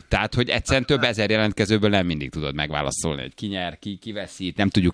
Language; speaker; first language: Hungarian; native; Hungarian